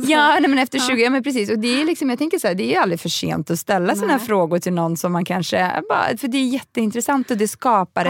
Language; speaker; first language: Swedish; native; Swedish